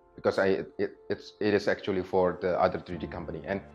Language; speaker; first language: English; non-native, fluent; Indonesian